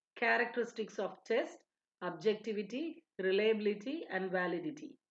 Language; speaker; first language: English; non-native, local second language; Tamil